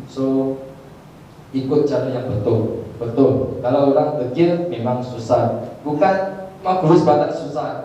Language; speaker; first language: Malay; non-native, local second language; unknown